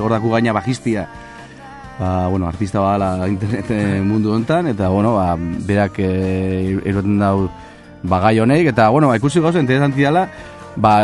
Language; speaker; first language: Basque; native; Basque